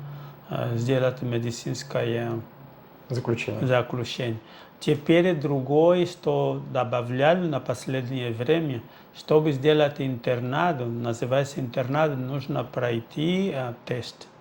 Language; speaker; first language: Russian; non-native, fluent; Portuguese